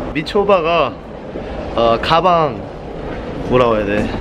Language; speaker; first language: Korean; non-native, fluent; English